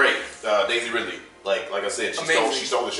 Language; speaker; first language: English; native; English